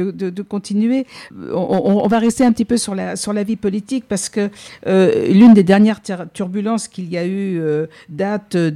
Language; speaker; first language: French; native; French